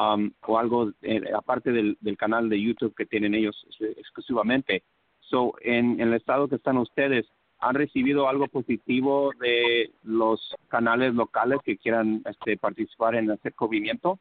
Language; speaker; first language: Spanish; early bilingual, heritage; English